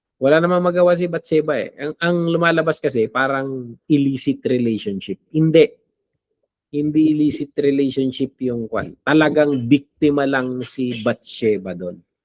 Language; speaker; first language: Filipino; non-native, local second language; Iloko